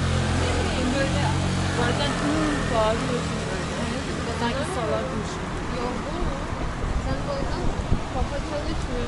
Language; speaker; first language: Turkish; non-native, learner; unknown